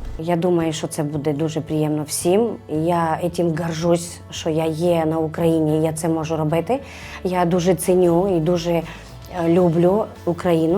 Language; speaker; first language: Ukrainian; non-native, fluent; Georgian